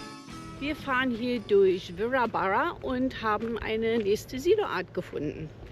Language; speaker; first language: German; native; German